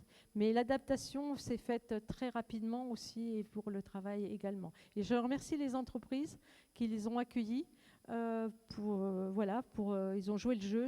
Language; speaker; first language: French; native; French